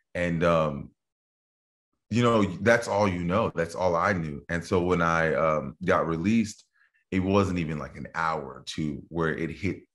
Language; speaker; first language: English; native; English